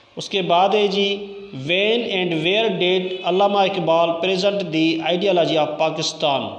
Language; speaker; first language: Urdu; non-native, local second language; Sindhi